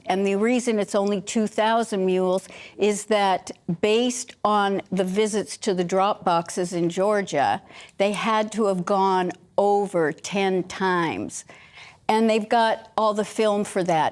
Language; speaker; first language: English; native; English